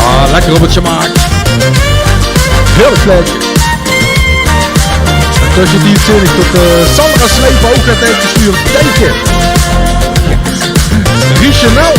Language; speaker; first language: Dutch; native; Dutch